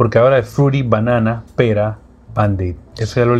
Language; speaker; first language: Spanish; native; Spanish